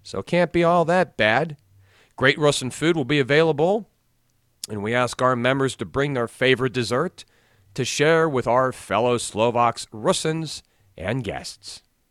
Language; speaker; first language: English; native; English